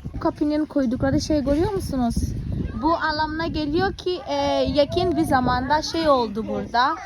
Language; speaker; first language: Turkish; non-native, fluent; Portuguese